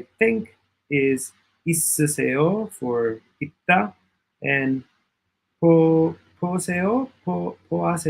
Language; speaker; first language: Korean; non-native, learner; Italian